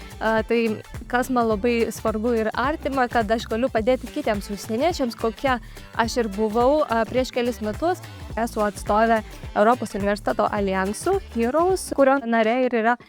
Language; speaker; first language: Lithuanian; non-native, fluent; Georgian